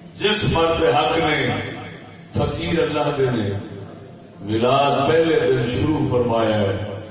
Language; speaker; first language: Urdu; non-native, local second language; Punjabi